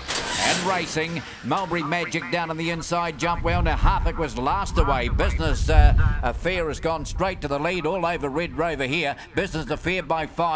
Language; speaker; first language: English; native; English